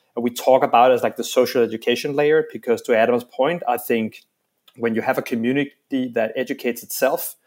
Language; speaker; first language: English; non-native, fluent; Danish